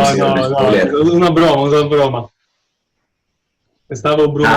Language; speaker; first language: Spanish; non-native, learner; Italian